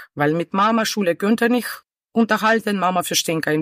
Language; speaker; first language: German; non-native, learner; Ukrainian